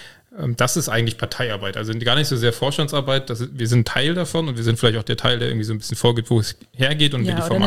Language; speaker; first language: German; native; German